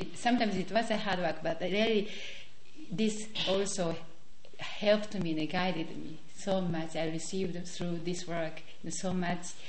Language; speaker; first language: English; non-native, fluent; Japanese